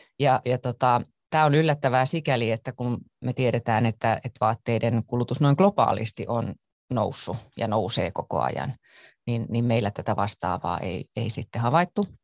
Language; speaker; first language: Finnish; native; Finnish